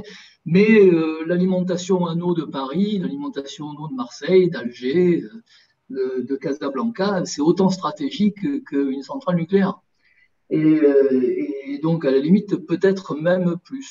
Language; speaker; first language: French; native; French